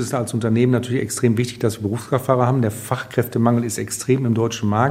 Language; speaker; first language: German; native; German